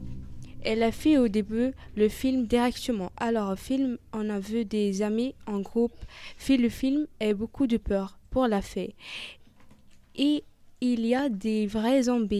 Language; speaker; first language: French; non-native, learner; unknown